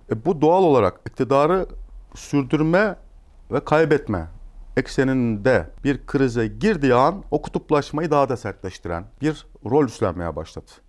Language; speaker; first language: Turkish; native; Turkish